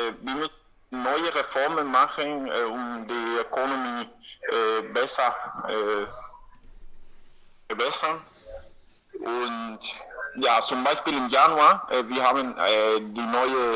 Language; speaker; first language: German; non-native, learner; Spanish